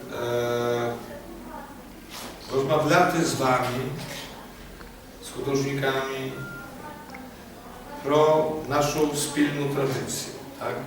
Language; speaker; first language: Polish; non-native, learner; Ukrainian